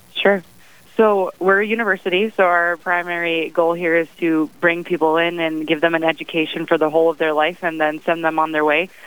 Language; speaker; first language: English; native; English